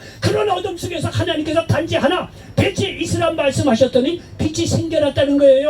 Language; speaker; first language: Korean; native; Korean